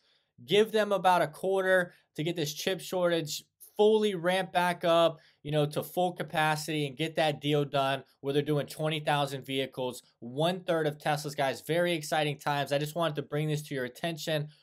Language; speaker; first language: English; native; English